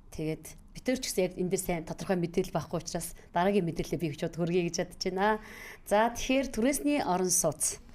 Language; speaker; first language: Mongolian; native; Mongolian